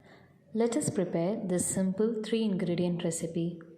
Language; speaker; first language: English; non-native, local second language; Tamil